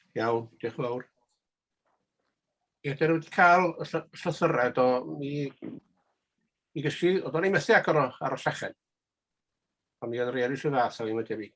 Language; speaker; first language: Welsh; native; Welsh